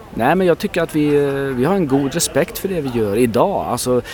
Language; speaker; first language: Swedish; native; Swedish